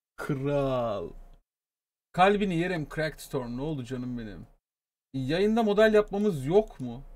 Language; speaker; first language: Turkish; native; Turkish